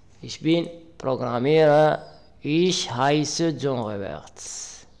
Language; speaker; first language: German; non-native, learner; Arabic